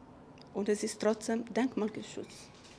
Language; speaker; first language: German; non-native, fluent; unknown